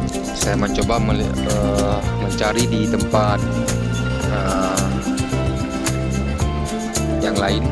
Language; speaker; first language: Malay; non-native, local second language; Achinese